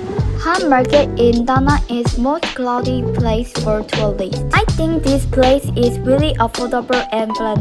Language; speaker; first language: English; non-native, learner; Japanese